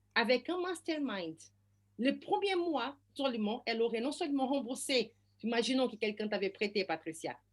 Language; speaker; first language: French; non-native, fluent; Portuguese